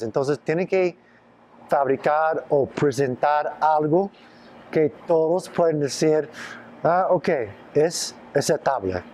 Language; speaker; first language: Spanish; non-native, fluent; English